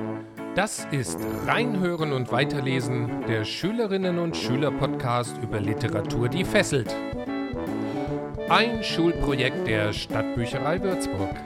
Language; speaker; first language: German; native; German